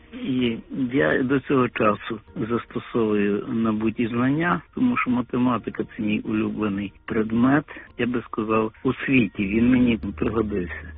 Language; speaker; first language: Ukrainian; native; Ukrainian